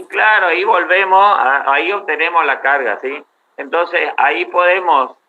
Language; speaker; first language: Spanish; native; Spanish